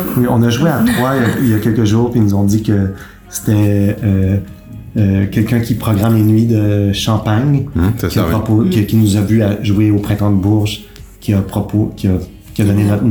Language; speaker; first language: French; native; French